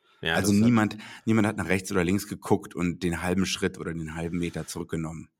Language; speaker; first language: German; native; German